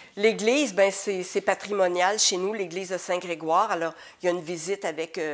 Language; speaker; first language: French; native; French